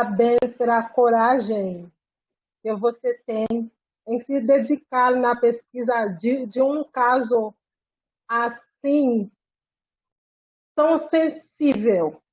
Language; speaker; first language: Portuguese; non-native, fluent; Haitian Creole